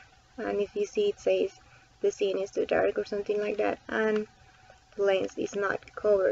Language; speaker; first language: English; non-native, fluent; Spanish